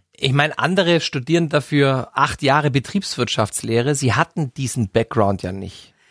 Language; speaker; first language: German; native; German